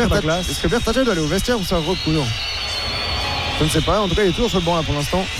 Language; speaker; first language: French; native; French